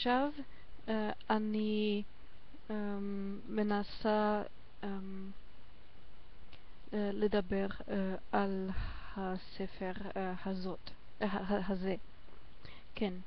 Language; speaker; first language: Hebrew; non-native, learner; German